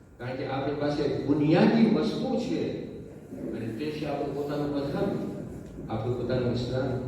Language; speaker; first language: Gujarati; early bilingual, heritage; Gujarati